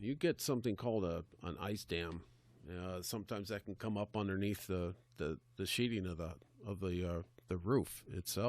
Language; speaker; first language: English; native; English